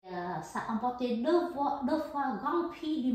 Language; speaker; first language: French; non-native, learner; Vietnamese